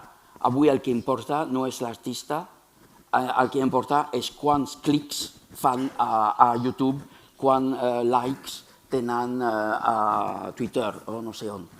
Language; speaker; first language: Catalan; non-native, fluent; French